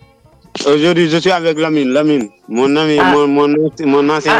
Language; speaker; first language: French; non-native, local second language; Wolof